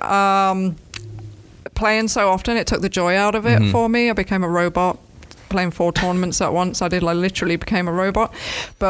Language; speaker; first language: English; native; English